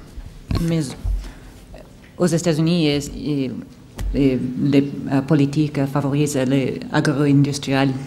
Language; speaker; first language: French; non-native, fluent; English